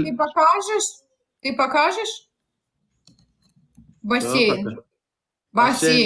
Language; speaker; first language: Russian; native; Russian